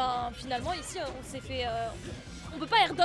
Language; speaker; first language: French; native; French